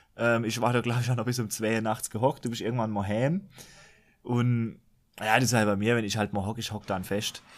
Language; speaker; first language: German; native; German